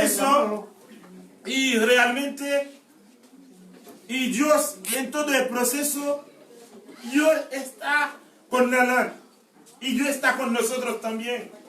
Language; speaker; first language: Spanish; non-native, learner; Haitian Creole